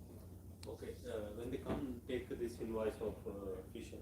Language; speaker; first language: English; non-native, learner; Punjabi